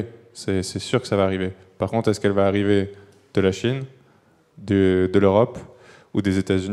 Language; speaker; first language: French; native; French